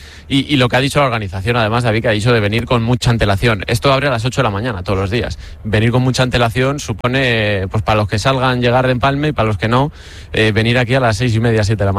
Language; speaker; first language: Spanish; native; Spanish